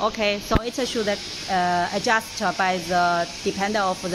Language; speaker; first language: English; non-native, learner; Chinese